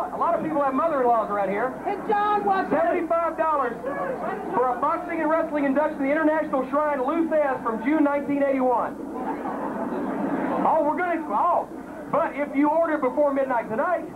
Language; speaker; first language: English; native; English